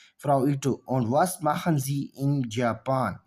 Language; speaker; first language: German; non-native, learner; Urdu